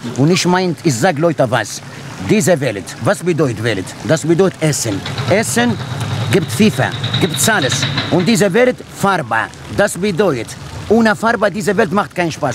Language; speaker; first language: German; non-native, learner; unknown